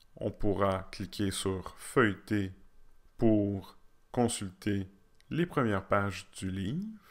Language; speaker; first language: French; native; French